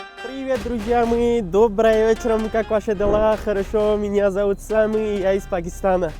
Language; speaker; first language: Russian; non-native, learner; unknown